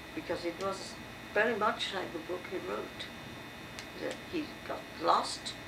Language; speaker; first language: English; non-native, fluent; French